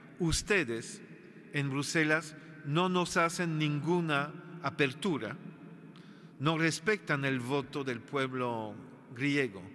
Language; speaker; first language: Spanish; non-native, fluent; French